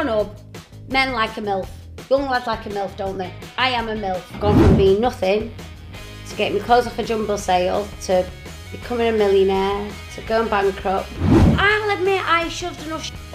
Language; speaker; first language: English; native; English